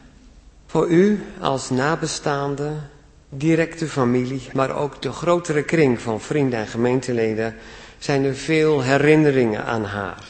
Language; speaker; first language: Dutch; native; Dutch